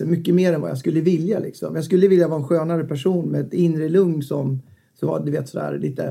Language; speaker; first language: Swedish; native; Swedish